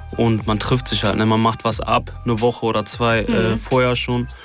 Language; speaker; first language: German; native; German